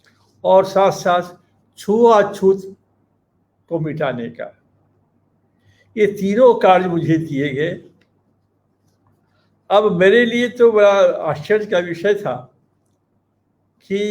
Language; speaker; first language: Hindi; native; Hindi